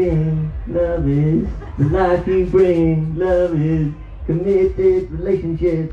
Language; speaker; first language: English; native; English